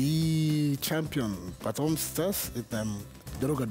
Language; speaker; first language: Russian; non-native, learner; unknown